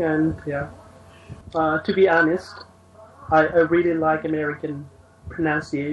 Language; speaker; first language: English; non-native, fluent; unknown